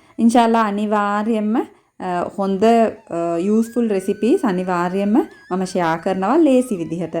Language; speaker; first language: Sinhala; non-native, local second language; Tamil